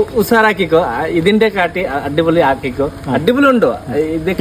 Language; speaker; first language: Malayalam; non-native, learner; Bangla